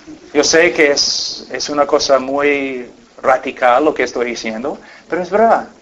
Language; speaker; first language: Spanish; non-native, fluent; English